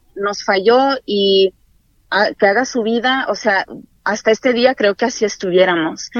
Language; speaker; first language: Spanish; native; Spanish